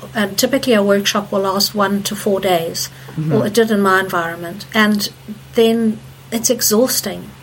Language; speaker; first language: English; native; English